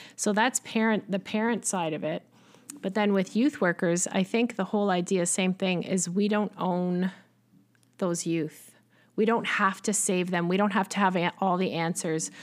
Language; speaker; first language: English; native; English